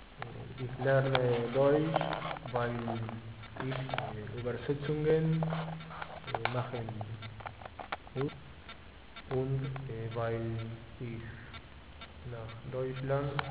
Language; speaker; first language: German; non-native, learner; Spanish